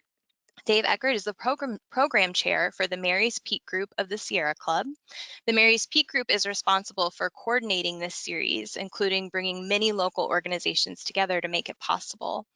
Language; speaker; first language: English; native; English